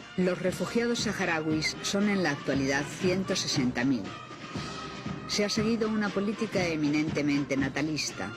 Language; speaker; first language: Spanish; native; Spanish